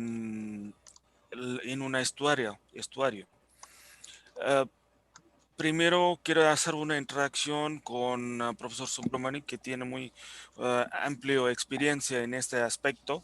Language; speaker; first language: Spanish; non-native, fluent; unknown